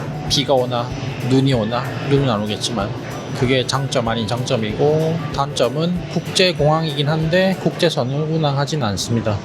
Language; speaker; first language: Korean; native; Korean